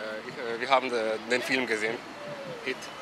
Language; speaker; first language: German; non-native, fluent; Slovenian